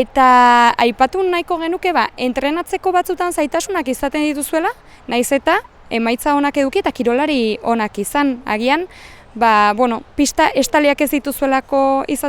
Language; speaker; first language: Basque; native; Basque